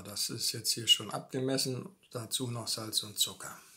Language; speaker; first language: German; native; German